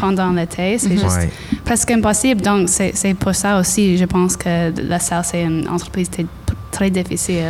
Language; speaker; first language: French; non-native, learner; English